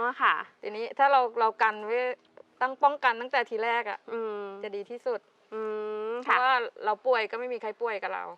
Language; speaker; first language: Thai; native; Thai